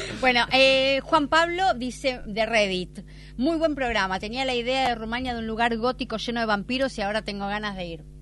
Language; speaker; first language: Spanish; native; Spanish